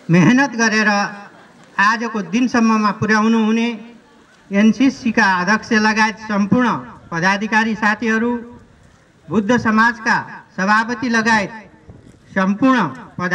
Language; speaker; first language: Nepali; native; Nepali